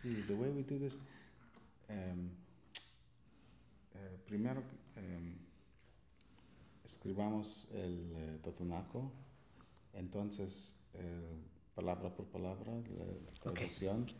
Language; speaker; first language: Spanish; non-native, fluent; English